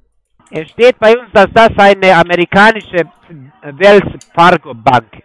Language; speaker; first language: German; non-native, fluent; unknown